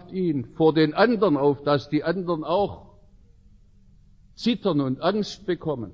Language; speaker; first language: German; native; German